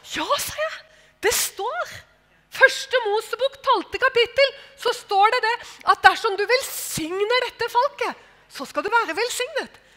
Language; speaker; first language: Norwegian; native; Norwegian